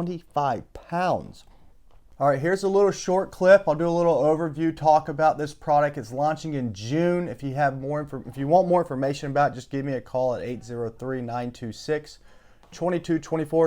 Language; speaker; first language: English; native; English